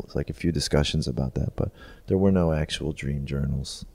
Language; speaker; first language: English; native; English